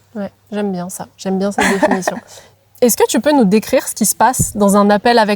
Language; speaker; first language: French; native; French